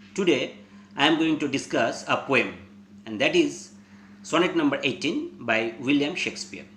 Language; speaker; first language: English; non-native, local second language; Bangla